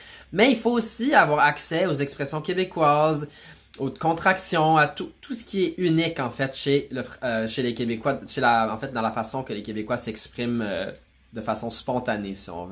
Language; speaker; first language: French; native; French